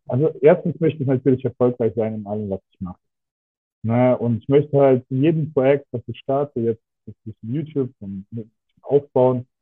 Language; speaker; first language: German; non-native, fluent; Russian